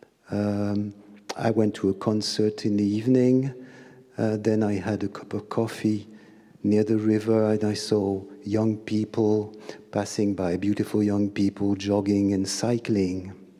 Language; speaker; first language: English; non-native, fluent; French